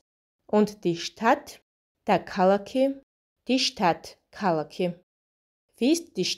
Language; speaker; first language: German; non-native, fluent; Georgian